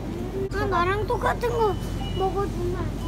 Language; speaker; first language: Korean; early bilingual, heritage; Korean